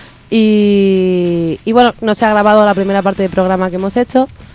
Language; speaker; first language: Spanish; native; Spanish